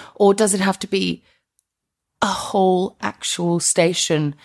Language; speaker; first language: English; non-native, fluent; Icelandic